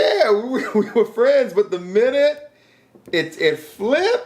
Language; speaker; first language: English; native; English